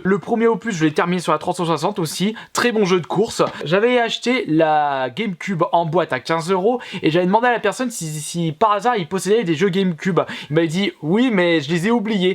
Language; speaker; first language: French; native; French